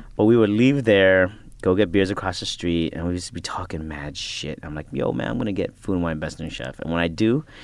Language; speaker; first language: English; native; English